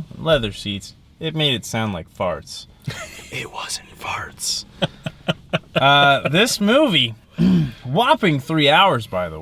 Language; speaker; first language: English; native; English